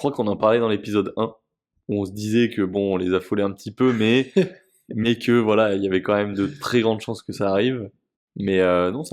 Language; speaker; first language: French; native; French